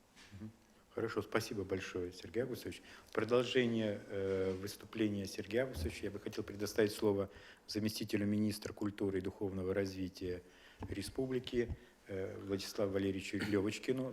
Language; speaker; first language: Russian; native; Russian